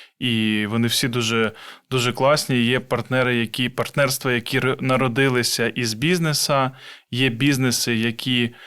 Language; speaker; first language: Ukrainian; non-native, local second language; Russian